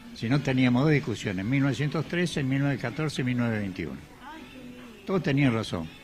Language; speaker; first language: Spanish; native; Spanish